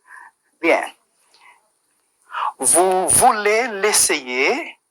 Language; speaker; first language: French; non-native, fluent; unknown